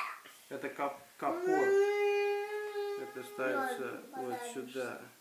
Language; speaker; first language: Russian; native; Russian